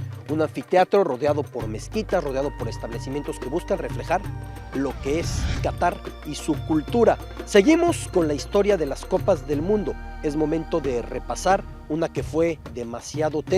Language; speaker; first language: Spanish; native; Spanish